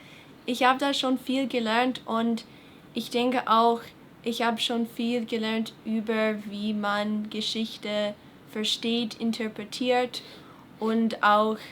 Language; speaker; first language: German; non-native, fluent; English